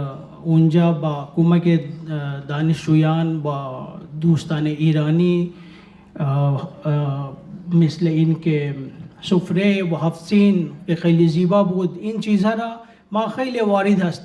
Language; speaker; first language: Persian; non-native, learner; Urdu